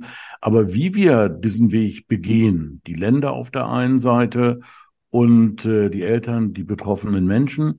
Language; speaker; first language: German; native; German